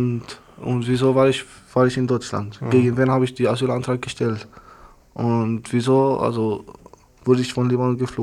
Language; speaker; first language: German; non-native, learner; Arabic